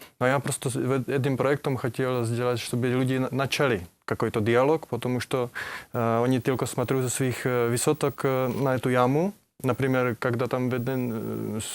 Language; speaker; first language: Russian; non-native, learner; Czech